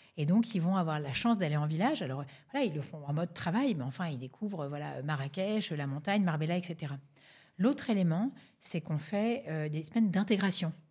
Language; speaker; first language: French; native; French